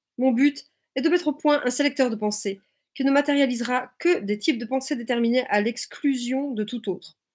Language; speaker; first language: French; native; French